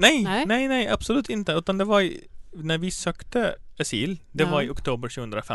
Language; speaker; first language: Swedish; non-native, fluent; Arabic